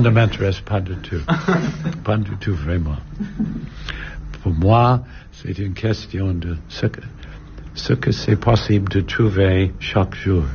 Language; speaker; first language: French; non-native, learner; English